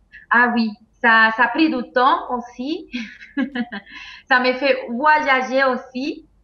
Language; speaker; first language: French; non-native, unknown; Spanish